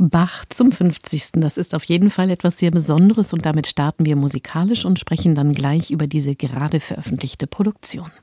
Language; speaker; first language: German; native; German